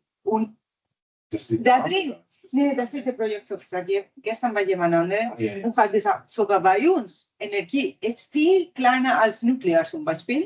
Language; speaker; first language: German; non-native, fluent; Italian